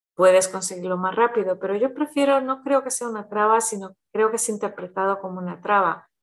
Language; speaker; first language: Spanish; early bilingual, heritage; Spanish